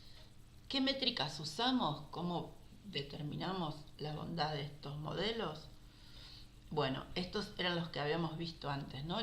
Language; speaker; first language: Spanish; native; Spanish